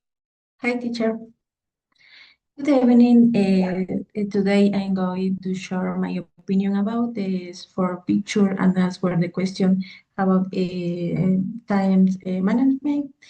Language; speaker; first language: English; non-native, learner; Spanish